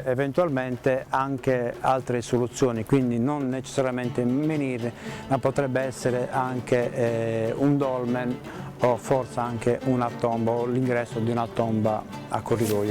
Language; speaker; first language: Italian; native; Italian